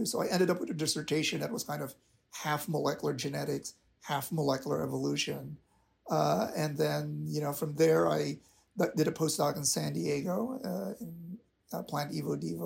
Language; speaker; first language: English; non-native, local second language; Filipino